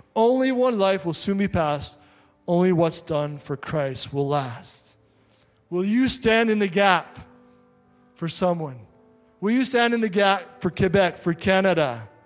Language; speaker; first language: English; native; English